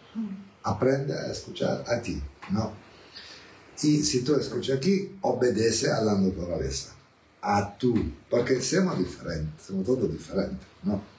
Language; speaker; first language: Spanish; non-native, learner; Italian